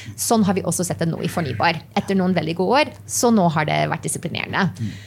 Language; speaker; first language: Norwegian; non-native, fluent; English